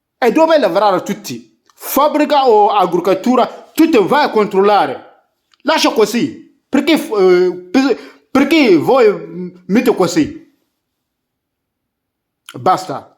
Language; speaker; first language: Italian; non-native, learner; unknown